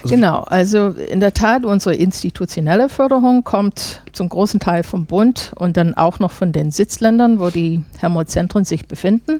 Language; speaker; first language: German; non-native, fluent; English